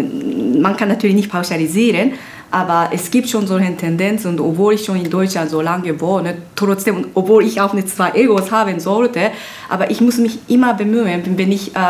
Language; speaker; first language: German; non-native, fluent; Japanese